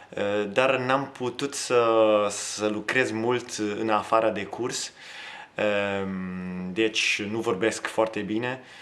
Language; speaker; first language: Romanian; non-native, learner; Italian